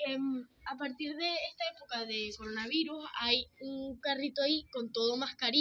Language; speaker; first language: Spanish; early bilingual, heritage; Spanish